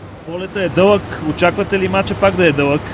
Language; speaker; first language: Bulgarian; native; Bulgarian